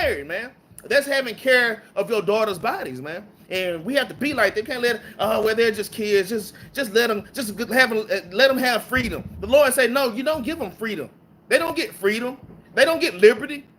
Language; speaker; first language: English; native; English